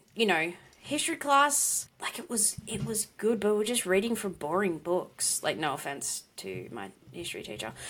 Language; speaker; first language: English; native; English